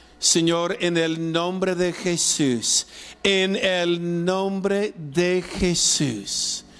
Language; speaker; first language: Spanish; non-native, fluent; English